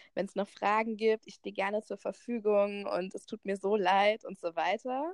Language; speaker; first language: German; native; German